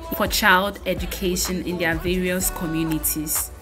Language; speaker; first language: English; non-native, local second language; Akan